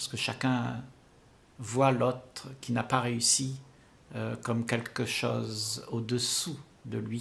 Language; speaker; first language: French; native; French